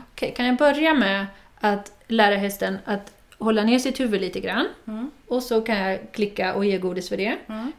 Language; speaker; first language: Swedish; non-native, fluent; Dutch